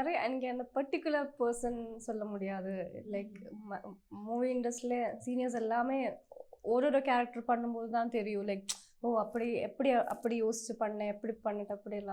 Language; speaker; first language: Tamil; non-native, learner; Malayalam